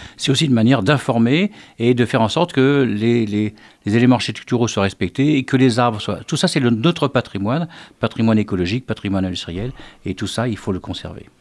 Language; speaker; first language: French; native; French